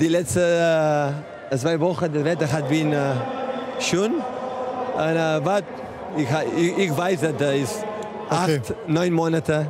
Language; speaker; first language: German; non-native, learner; Spanish